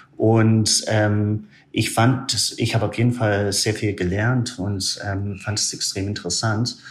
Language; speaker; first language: German; non-native, fluent; English